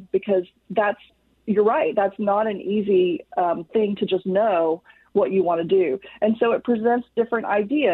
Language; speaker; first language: English; native; English